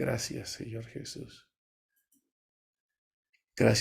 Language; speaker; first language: Spanish; native; Spanish